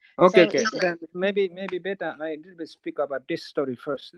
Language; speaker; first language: English; non-native, learner; Japanese